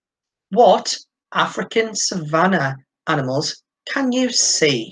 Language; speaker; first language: English; native; English